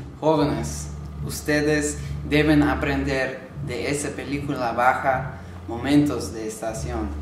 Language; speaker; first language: Spanish; non-native, learner; English